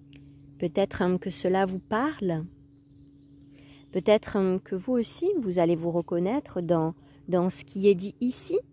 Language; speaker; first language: French; native; French